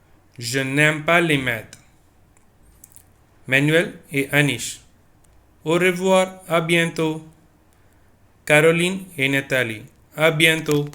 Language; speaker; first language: French; non-native, fluent; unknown